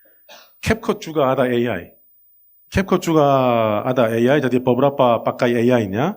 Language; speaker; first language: Indonesian; non-native, fluent; Korean